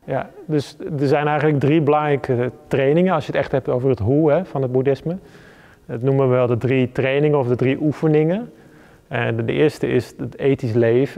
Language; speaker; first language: Dutch; native; Dutch